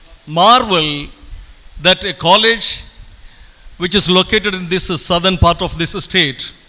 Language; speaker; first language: English; non-native, local second language; Tamil